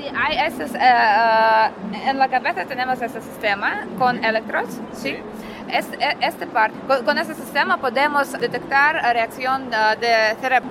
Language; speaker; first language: Spanish; non-native, learner; Russian